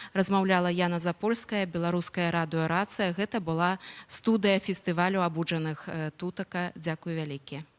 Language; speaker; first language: Belarusian; non-native, local second language; Russian